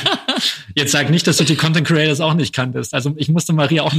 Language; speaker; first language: German; native; German